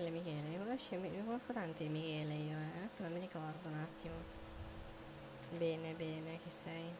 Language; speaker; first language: Italian; native; Italian